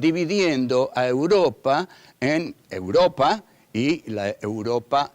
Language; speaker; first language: Spanish; native; Spanish